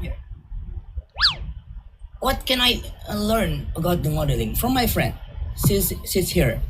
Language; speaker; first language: English; non-native, learner; Indonesian